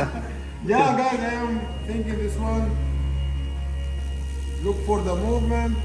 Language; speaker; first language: English; non-native, learner; Arabic